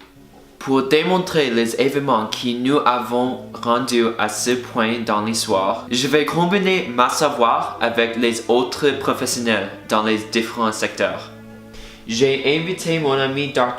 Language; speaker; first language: French; non-native, learner; English